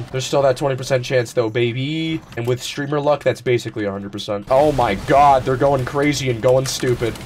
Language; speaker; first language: English; native; English